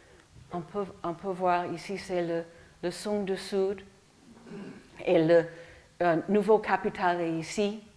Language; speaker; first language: French; non-native, fluent; English